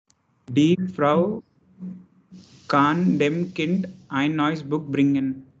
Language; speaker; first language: German; non-native, learner; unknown